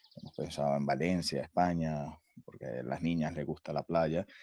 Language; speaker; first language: Spanish; native; Spanish